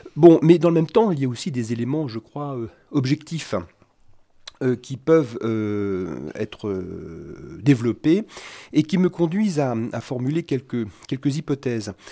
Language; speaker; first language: French; native; French